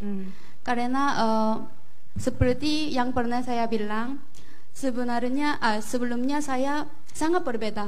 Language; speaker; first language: Indonesian; non-native, fluent; Korean